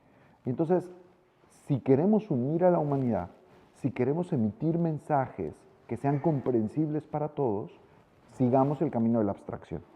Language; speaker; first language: Spanish; native; Spanish